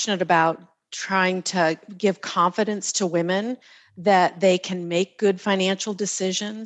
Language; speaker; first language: English; native; English